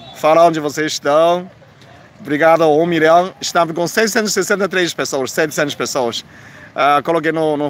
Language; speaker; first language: Portuguese; non-native, fluent; Chinese